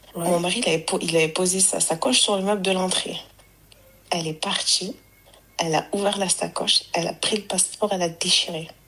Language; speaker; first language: French; early bilingual, other home language; Arabic